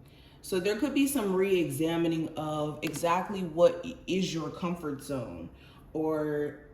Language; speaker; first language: English; native; English